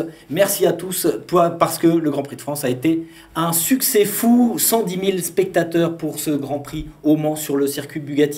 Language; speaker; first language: French; native; French